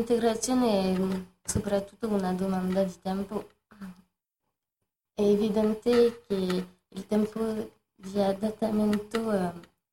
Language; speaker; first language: Italian; non-native, learner; French